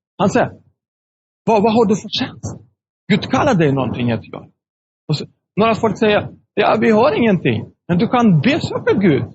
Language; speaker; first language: Swedish; non-native, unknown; Russian